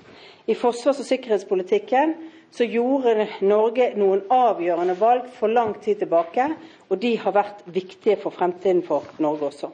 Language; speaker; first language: Norwegian; native; Norwegian